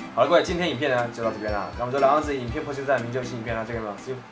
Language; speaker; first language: Chinese; native; Chinese